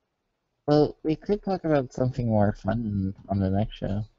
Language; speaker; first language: English; native; English